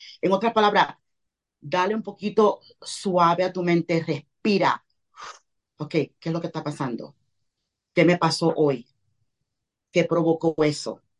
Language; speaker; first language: Spanish; early bilingual, heritage; Spanish